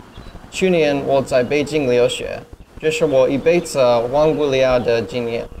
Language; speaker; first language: Chinese; non-native, learner; English